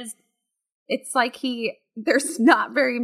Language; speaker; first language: English; native; English